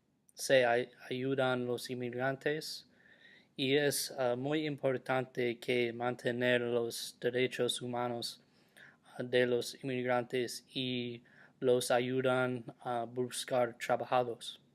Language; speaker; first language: Spanish; non-native, learner; English